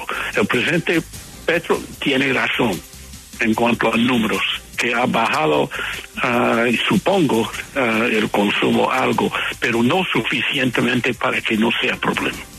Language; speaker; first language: Spanish; non-native, fluent; English